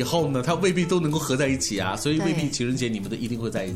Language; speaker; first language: Chinese; native; Chinese